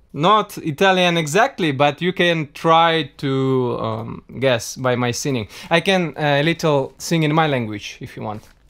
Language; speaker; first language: English; non-native, learner; Tatar